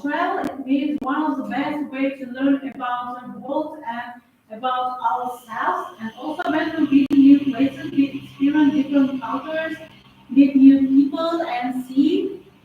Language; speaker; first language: English; non-native, fluent; Uzbek